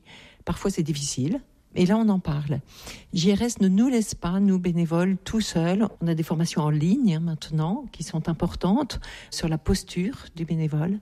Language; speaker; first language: French; native; French